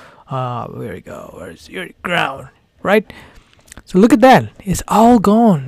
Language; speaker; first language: English; non-native, fluent; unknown